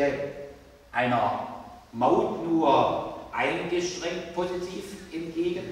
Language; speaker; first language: German; native; German